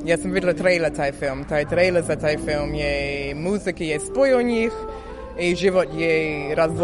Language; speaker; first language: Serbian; non-native, learner; English